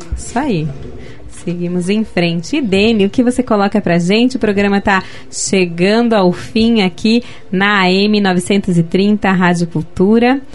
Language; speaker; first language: Portuguese; native; Portuguese